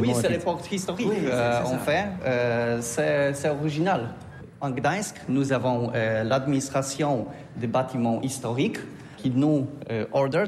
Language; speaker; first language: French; non-native, learner; Polish